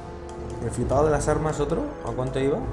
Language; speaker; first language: Spanish; native; Spanish